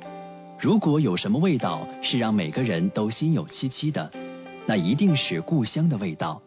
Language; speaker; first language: Chinese; native; Chinese